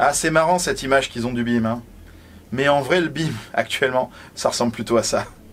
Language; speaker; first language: French; native; French